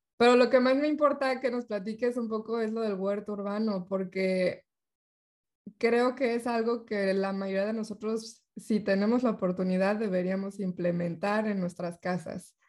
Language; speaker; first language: Spanish; native; Spanish